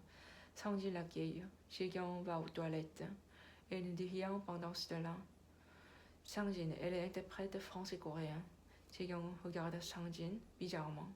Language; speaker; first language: French; non-native, learner; Korean